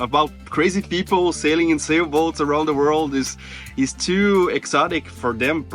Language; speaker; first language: English; non-native, fluent; Portuguese